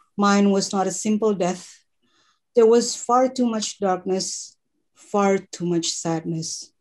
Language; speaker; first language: English; non-native, fluent; Indonesian